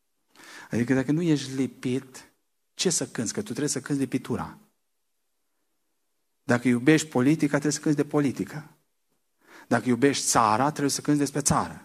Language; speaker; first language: Romanian; native; Romanian